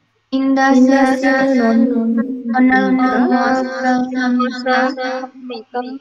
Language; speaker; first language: Korean; non-native, learner; Indonesian